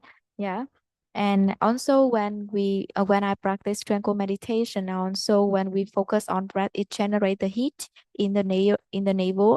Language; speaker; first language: English; non-native, learner; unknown